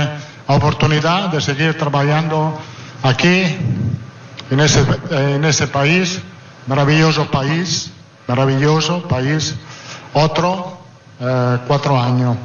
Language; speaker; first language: Portuguese; non-native, fluent; Italian